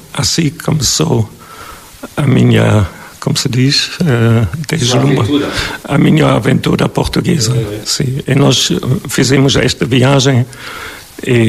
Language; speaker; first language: Portuguese; non-native, fluent; German